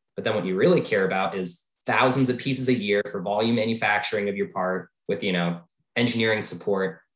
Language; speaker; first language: English; native; English